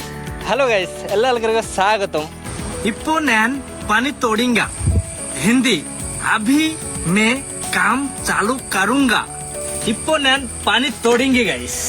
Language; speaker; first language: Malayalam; non-native, learner; Hindi